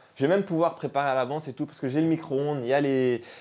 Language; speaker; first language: French; native; French